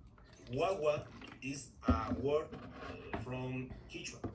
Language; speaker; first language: English; non-native, learner; Spanish